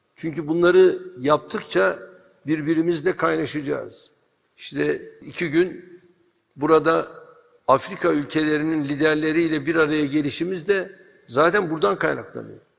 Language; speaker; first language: Turkish; native; Turkish